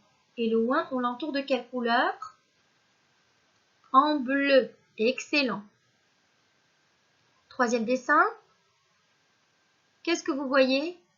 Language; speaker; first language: French; non-native, local second language; Arabic